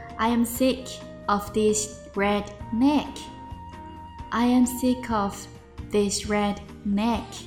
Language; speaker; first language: English; non-native, fluent; Chinese